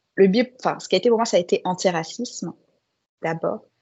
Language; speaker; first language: French; native; French